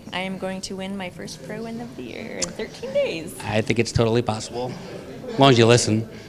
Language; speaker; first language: English; native; English